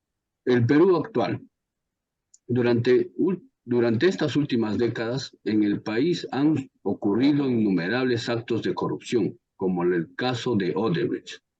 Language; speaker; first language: Spanish; native; Spanish